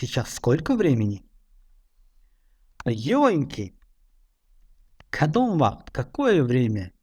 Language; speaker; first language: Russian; non-native, fluent; Tajik